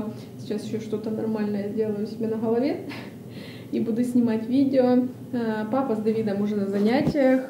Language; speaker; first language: Russian; native; Russian